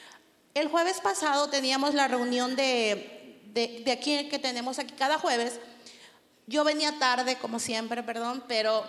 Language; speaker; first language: Spanish; native; Spanish